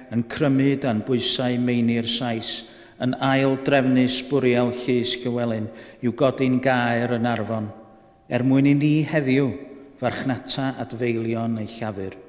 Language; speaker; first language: Welsh; native; Welsh